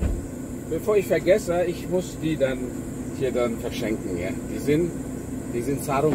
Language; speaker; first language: German; non-native, learner; Indonesian